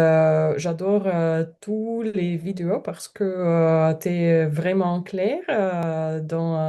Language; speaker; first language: French; non-native, learner; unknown